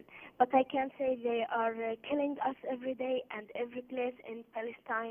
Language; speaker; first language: English; non-native, learner; Arabic